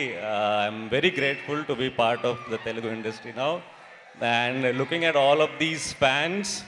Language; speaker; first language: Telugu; non-native, learner; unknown